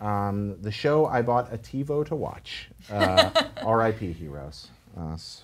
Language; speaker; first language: English; native; English